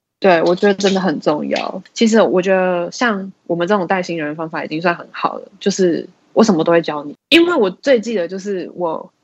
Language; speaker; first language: Chinese; native; Chinese